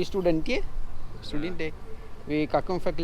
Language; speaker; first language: Russian; non-native, learner; Urdu